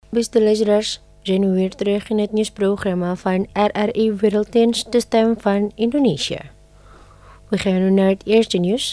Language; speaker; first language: Dutch; non-native, fluent; Indonesian